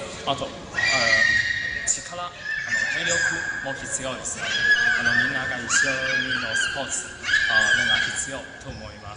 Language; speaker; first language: Japanese; non-native, learner; Chinese